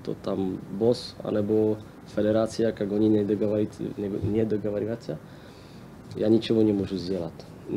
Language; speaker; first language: Russian; non-native, learner; Slovak